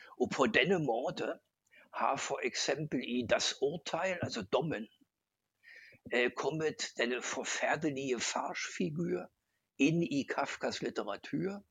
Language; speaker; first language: Norwegian; non-native, fluent; German